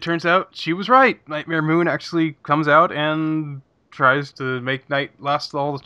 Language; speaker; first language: English; native; English